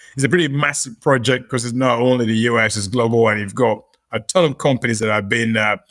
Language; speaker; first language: English; non-native, local second language; Yoruba